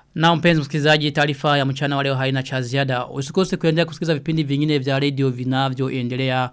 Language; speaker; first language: Swahili; non-native, local second language; Rundi